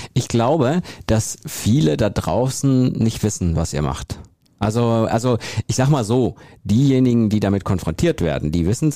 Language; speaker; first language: German; native; German